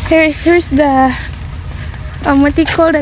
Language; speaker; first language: English; non-native, local second language; Filipino